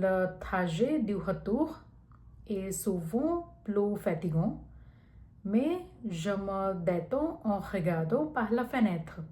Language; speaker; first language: French; non-native, learner; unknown